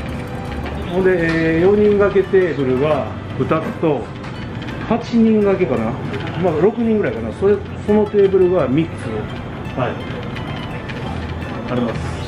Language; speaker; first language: Japanese; native; Japanese